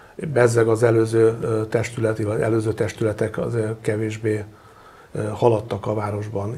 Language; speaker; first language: Hungarian; native; Hungarian